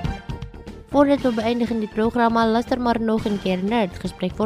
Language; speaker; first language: Dutch; non-native, fluent; Indonesian